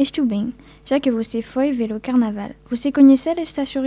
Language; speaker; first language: Portuguese; non-native, learner; French